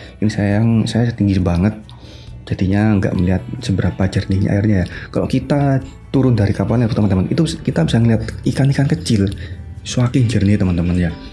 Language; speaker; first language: Indonesian; non-native, local second language; Madurese